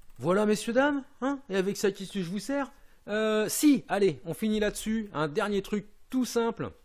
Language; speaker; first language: French; native; French